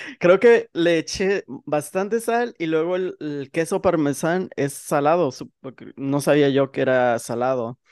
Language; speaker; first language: Spanish; early bilingual, heritage; Spanish